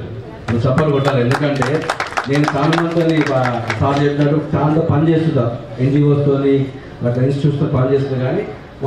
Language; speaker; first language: Telugu; native; Telugu